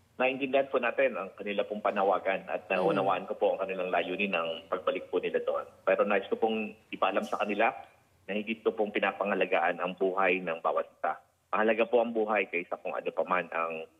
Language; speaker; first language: Filipino; native; Filipino